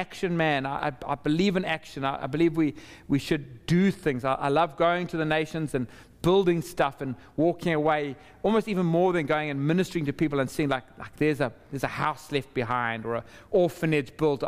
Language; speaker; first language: English; native; English